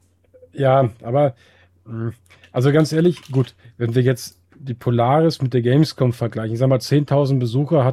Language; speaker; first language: German; native; German